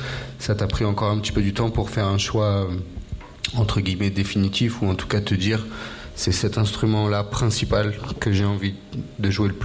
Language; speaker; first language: French; native; French